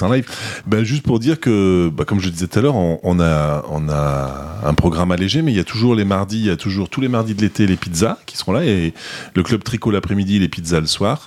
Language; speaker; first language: French; native; French